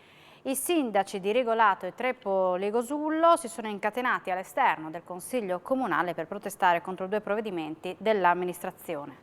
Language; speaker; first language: Italian; native; Italian